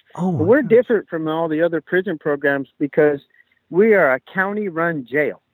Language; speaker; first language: English; native; English